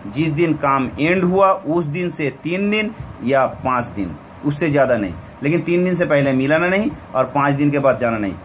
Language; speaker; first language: Hindi; non-native, local second language; Bangla